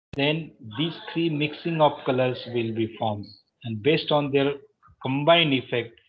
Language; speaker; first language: English; non-native, local second language; Marathi